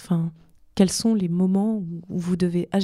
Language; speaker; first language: French; native; French